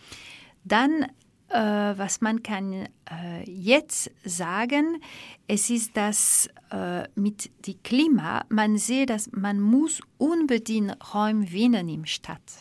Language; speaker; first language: German; non-native, learner; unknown